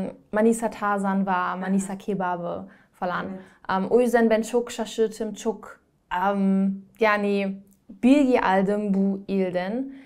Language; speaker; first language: Turkish; non-native, learner; German